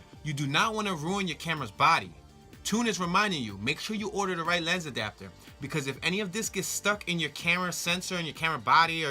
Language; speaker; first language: English; native; English